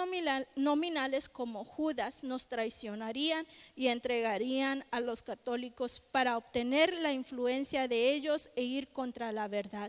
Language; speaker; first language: Spanish; native; Spanish